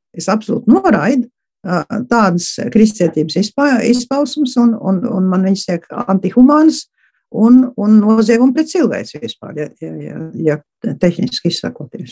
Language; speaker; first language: Latvian; early bilingual, heritage; Latvian